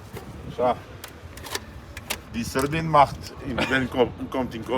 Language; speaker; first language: German; non-native, learner; Albanian